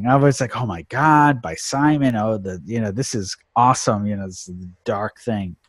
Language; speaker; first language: English; native; English